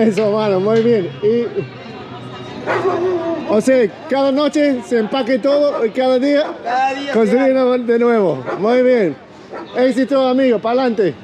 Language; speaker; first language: Spanish; non-native, learner; English